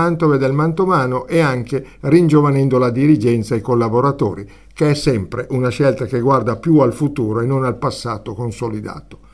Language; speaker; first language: Italian; native; Italian